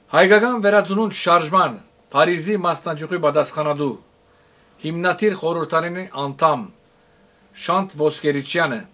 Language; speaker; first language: Armenian; early bilingual, heritage; Armenian